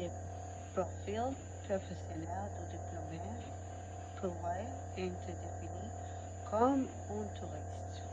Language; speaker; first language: French; non-native, learner; Spanish